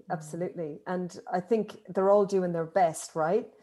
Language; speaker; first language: English; native; English